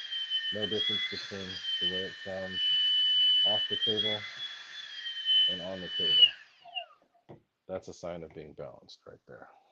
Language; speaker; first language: English; native; English